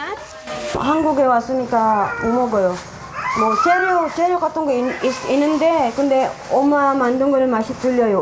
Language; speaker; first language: Korean; non-native, learner; Filipino